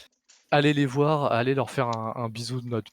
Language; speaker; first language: French; native; French